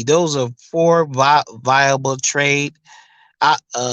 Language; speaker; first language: English; native; English